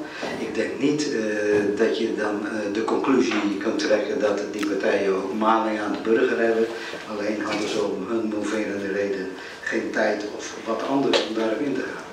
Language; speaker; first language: Dutch; native; Dutch